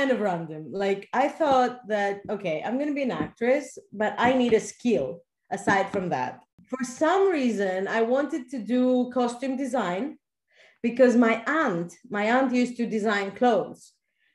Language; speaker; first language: English; non-native, fluent; Greek